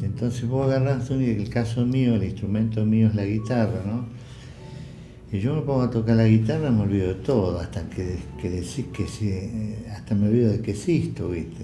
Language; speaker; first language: Spanish; native; Spanish